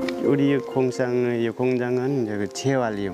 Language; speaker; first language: Korean; non-native, learner; Nepali